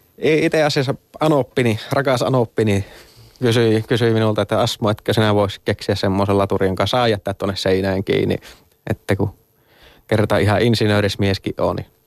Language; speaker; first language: Finnish; native; Finnish